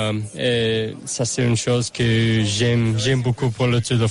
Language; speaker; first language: French; non-native, learner; English